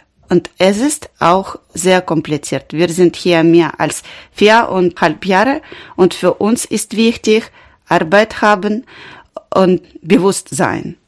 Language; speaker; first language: German; non-native, learner; Ukrainian